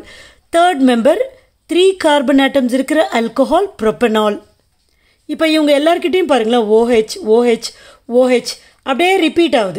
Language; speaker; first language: Tamil; native; Tamil